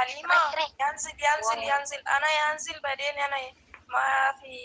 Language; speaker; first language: Arabic; non-native, learner; Amharic